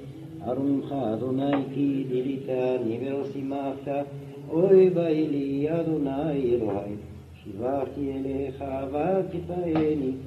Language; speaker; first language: Hebrew; non-native, fluent; French